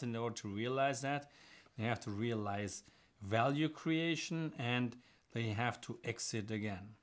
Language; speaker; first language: English; non-native, fluent; German